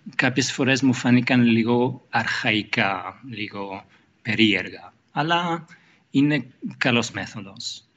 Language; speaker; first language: Greek; non-native, fluent; German